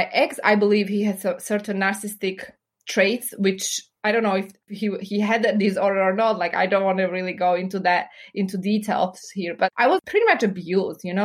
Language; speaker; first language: English; non-native, fluent; Slovak